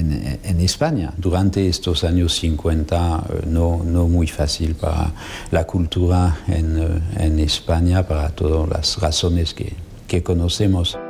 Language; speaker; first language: Spanish; non-native, fluent; French